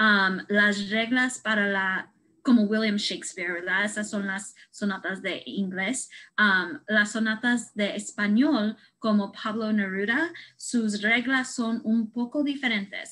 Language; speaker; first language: Spanish; non-native, learner; English